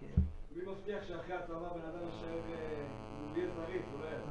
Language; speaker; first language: Hebrew; native; Hebrew